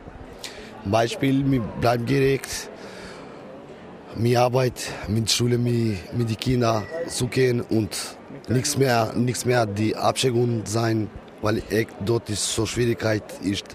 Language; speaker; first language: German; non-native, learner; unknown